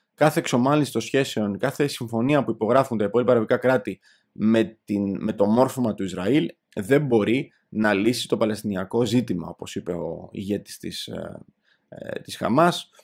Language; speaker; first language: Greek; native; Greek